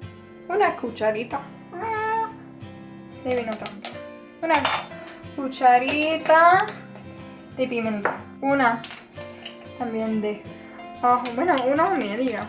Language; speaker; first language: Spanish; non-native, fluent; English